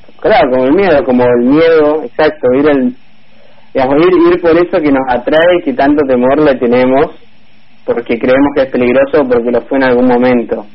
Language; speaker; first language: Spanish; native; Spanish